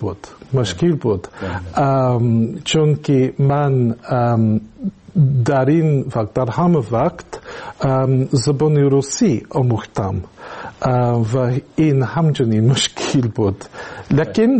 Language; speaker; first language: Tajik; non-native, learner; English